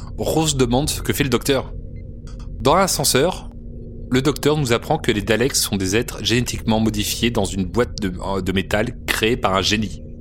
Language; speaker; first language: French; native; French